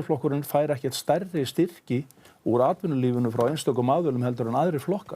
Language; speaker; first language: Icelandic; native; Icelandic